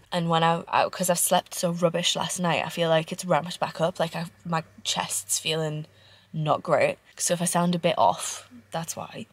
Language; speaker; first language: English; native; English